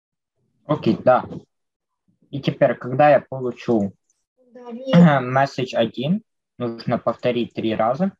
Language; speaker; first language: Russian; native; Russian